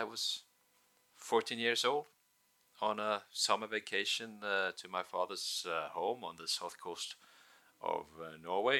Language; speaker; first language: English; non-native, fluent; Norwegian